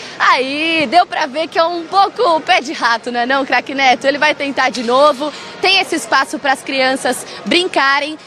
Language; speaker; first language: Portuguese; native; Portuguese